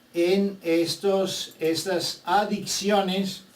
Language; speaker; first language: Spanish; non-native, fluent; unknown